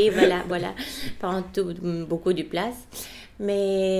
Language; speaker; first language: French; non-native, fluent; Bulgarian